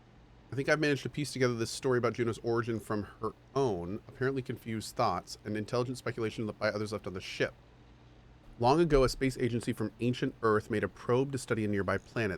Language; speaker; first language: English; native; English